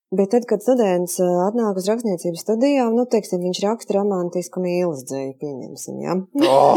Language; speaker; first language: Latvian; native; Latvian